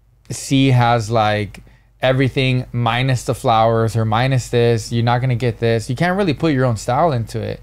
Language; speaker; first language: English; early bilingual, other home language; Spanish